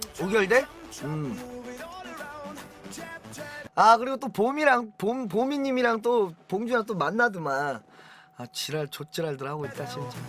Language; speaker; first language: Korean; native; Korean